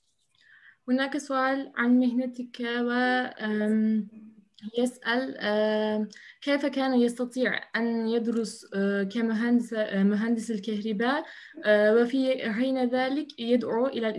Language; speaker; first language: Arabic; non-native, fluent; Turkish